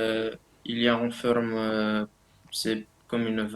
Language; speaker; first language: French; non-native, learner; Romanian